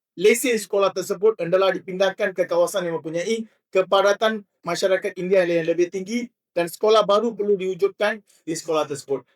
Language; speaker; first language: Malay; non-native, local second language; Tamil